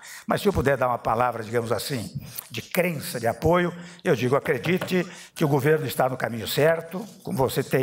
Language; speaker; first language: Portuguese; native; Portuguese